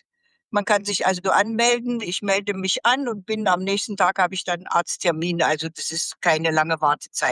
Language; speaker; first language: German; native; German